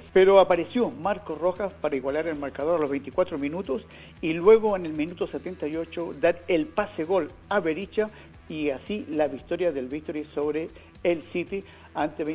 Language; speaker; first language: Spanish; native; Spanish